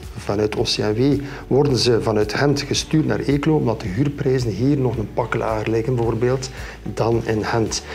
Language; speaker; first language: Dutch; native; Dutch